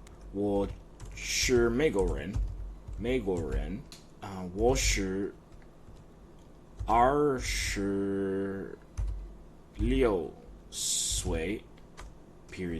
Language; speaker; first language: Chinese; non-native, learner; English